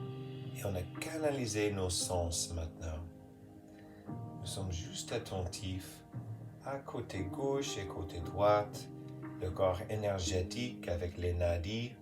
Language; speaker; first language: French; non-native, fluent; English